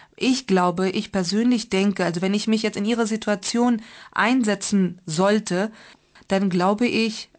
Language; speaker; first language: German; non-native, fluent; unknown